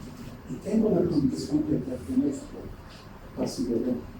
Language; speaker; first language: Spanish; non-native, fluent; Turkish